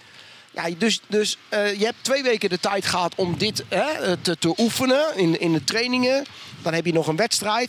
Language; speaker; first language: Dutch; native; Dutch